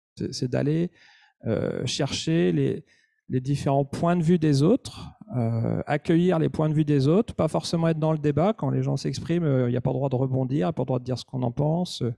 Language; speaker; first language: French; native; French